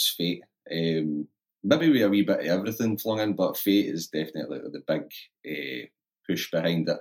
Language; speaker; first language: English; native; English